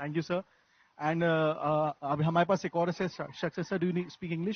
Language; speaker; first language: Hindi; native; Hindi